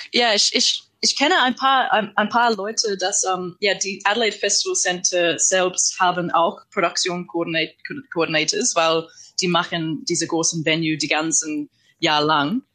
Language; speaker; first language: German; non-native, learner; English